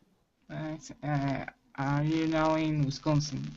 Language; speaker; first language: English; non-native, learner; Spanish